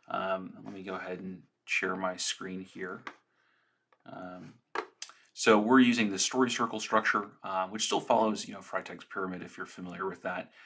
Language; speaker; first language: English; native; English